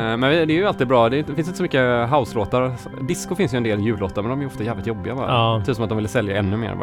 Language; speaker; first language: Swedish; native; Swedish